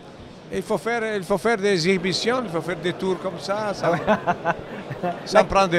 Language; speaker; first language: French; non-native, learner; Italian